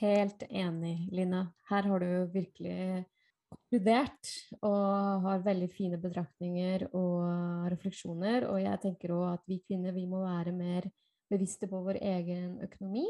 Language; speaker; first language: Norwegian; non-native, fluent; Spanish